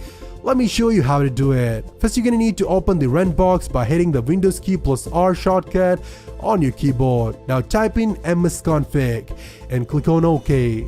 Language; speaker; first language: English; non-native, fluent; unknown